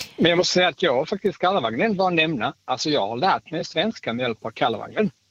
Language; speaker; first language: Swedish; non-native, fluent; Bosnian